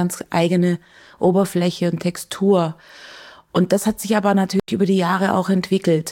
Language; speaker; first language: German; native; German